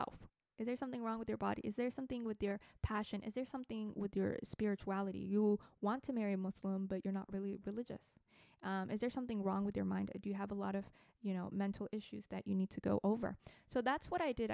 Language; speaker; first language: English; non-native, fluent; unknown